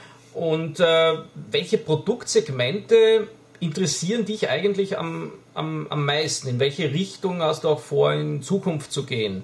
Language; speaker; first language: German; native; German